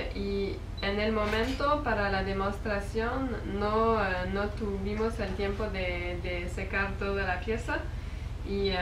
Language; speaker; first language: Spanish; non-native, fluent; French